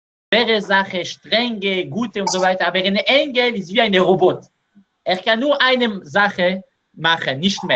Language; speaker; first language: German; non-native, learner; Hebrew